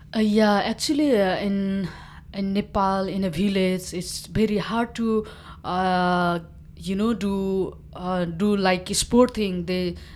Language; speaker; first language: English; non-native, local second language; Nepali